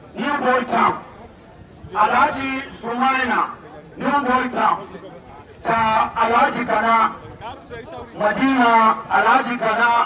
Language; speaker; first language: Hausa; non-native, local second language; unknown